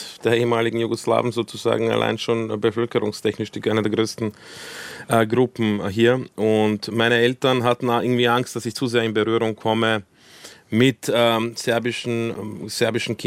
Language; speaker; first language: German; early bilingual, other home language; Croatian